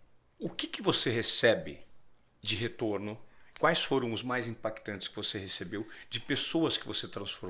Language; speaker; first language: Portuguese; native; Portuguese